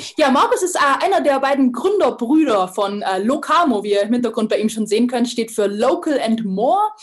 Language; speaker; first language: German; native; German